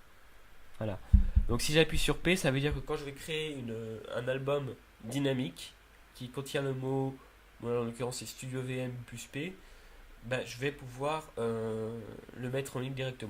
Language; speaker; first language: French; native; French